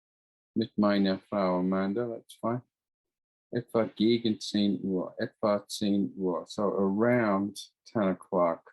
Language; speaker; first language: German; non-native, fluent; English